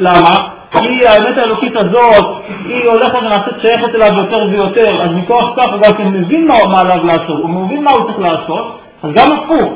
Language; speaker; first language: Hebrew; native; Hebrew